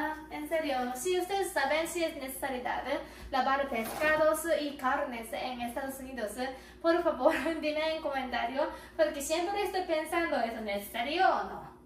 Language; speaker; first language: Spanish; non-native, learner; Japanese